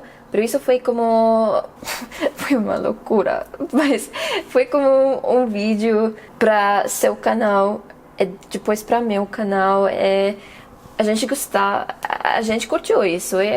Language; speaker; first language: Portuguese; non-native, fluent; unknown